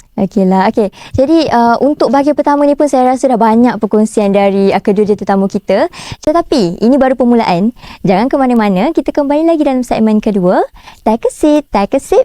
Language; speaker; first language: Malay; native; Malay